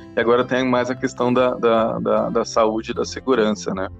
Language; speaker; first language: Portuguese; non-native, fluent; English